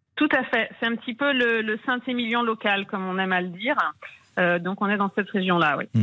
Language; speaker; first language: French; native; French